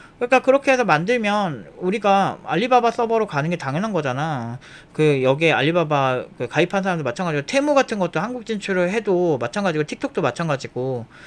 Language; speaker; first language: Korean; native; Korean